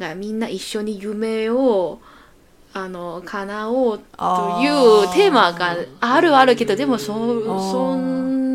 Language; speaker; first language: Japanese; non-native, learner; Cantonese